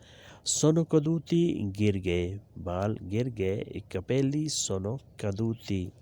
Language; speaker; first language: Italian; non-native, learner; Urdu